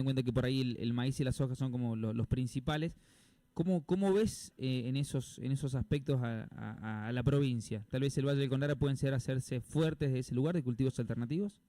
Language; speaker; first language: Spanish; native; Spanish